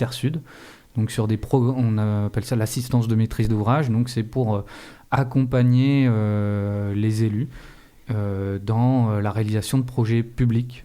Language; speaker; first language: French; native; French